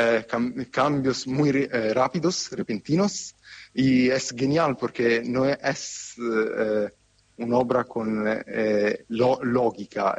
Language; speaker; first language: Spanish; non-native, fluent; Italian